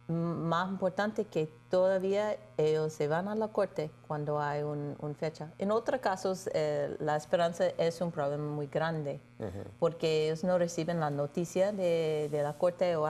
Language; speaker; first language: Spanish; non-native, fluent; English